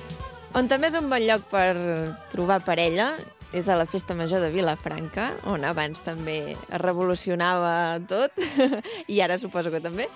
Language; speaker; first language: Catalan; native; Catalan